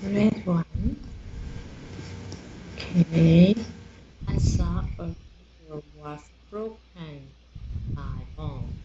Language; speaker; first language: English; non-native, learner; Chinese